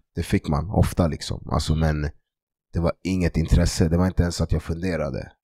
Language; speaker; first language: Swedish; native; Swedish